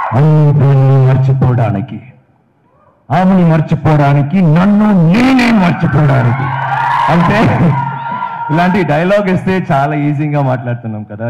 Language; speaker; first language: Telugu; non-native, learner; Tamil